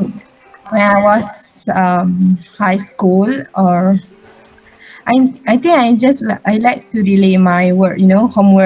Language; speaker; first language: English; non-native, local second language; Malay